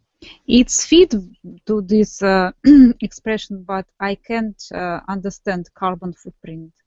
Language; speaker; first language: English; non-native, learner; Russian